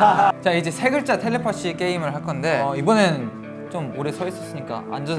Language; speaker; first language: Korean; native; Korean